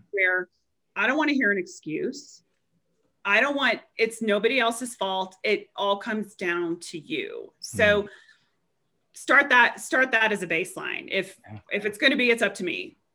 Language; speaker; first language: English; native; English